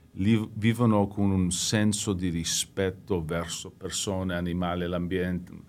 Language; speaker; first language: Italian; early bilingual, heritage; English